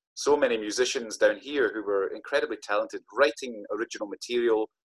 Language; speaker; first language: English; native; English